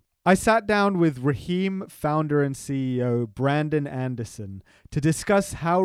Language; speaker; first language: English; native; English